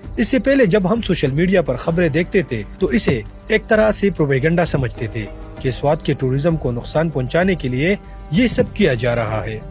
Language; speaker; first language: Urdu; non-native, local second language; Pashto